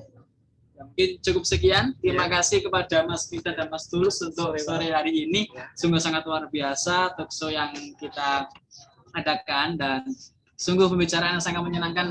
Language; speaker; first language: Indonesian; native; Indonesian